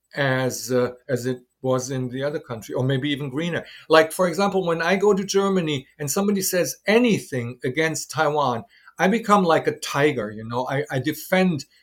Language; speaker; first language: English; non-native, fluent; German